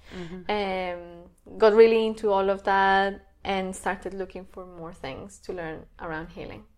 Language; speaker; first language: English; non-native, fluent; Spanish